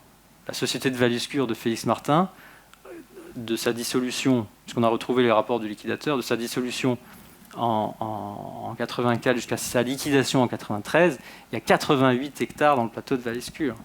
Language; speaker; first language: French; native; French